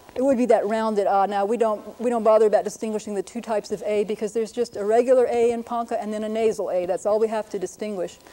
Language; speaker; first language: English; native; English